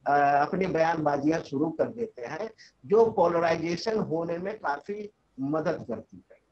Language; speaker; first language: Hindi; native; Hindi